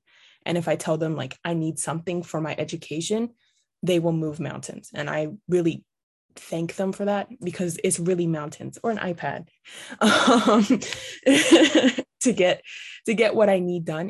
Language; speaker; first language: English; native; English